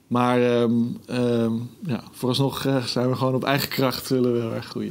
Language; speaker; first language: Dutch; native; Dutch